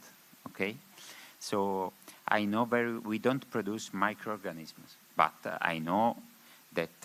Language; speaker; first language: English; non-native, learner; Spanish